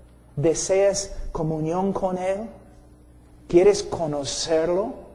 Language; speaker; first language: Spanish; non-native, fluent; English